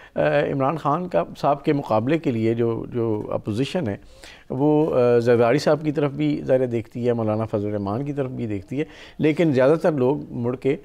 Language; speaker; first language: Urdu; non-native, local second language; Punjabi